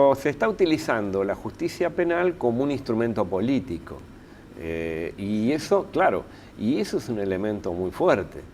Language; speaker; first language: Spanish; native; Spanish